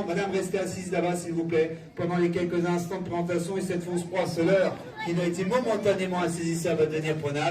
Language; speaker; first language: French; native; French